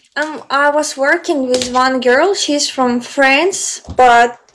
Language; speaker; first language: English; non-native, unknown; Ukrainian